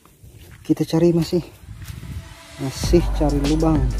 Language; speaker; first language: Indonesian; native; Indonesian